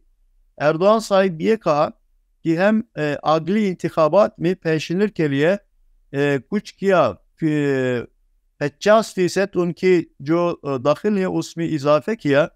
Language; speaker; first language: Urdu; non-native, fluent; Turkish